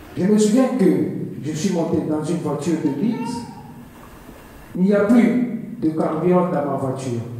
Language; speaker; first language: French; non-native, learner; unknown